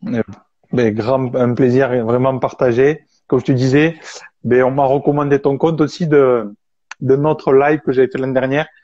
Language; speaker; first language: French; native; French